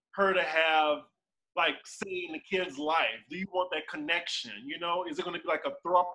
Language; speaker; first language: English; native; English